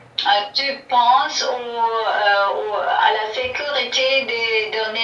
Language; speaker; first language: French; non-native, learner; German